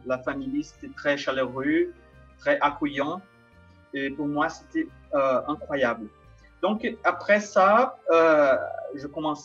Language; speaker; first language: French; non-native, fluent; Portuguese